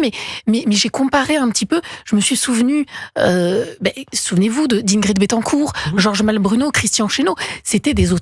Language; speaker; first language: French; native; French